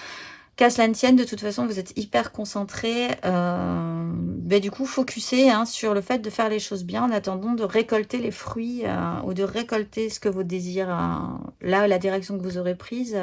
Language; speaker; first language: French; native; French